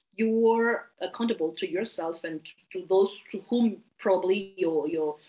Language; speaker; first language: English; non-native, fluent; Malagasy